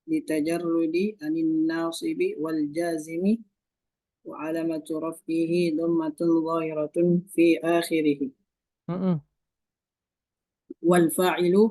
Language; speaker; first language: Arabic; non-native, learner; Indonesian